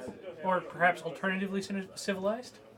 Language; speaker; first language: English; native; English